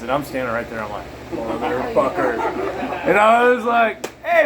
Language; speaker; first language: English; native; English